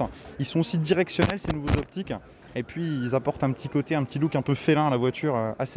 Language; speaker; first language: French; native; French